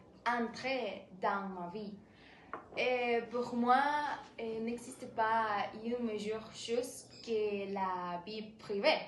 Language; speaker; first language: French; non-native, learner; Spanish